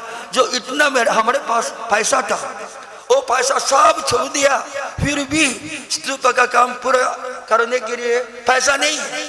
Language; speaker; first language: Hindi; non-native, learner; Japanese